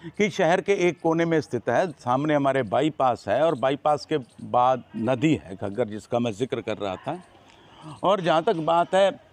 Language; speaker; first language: Hindi; native; Hindi